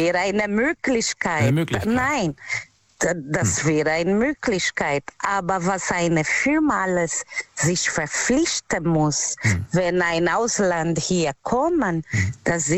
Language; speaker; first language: German; non-native, learner; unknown